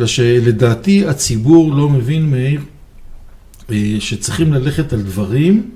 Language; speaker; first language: Hebrew; native; Hebrew